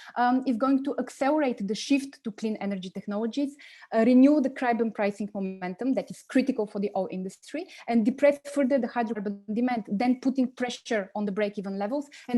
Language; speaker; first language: English; non-native, fluent; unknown